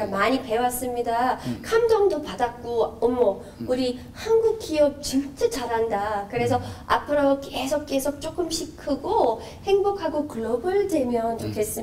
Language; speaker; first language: Korean; non-native, learner; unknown